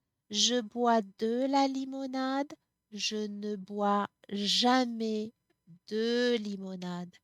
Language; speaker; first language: French; non-native, fluent; English